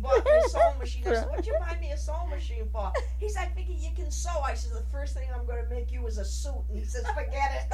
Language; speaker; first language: English; early bilingual, other home language; Armenian